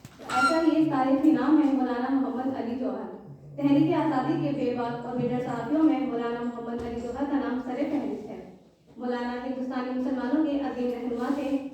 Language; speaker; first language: Urdu; native; Urdu